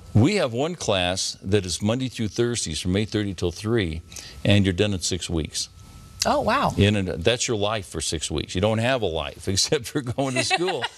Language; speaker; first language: English; native; English